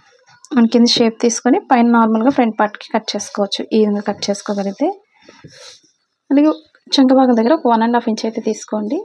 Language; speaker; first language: Telugu; native; Telugu